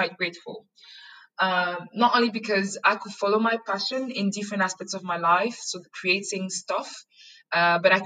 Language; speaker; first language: English; non-native, local second language; French